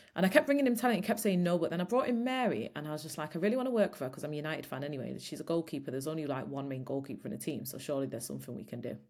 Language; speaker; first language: English; native; English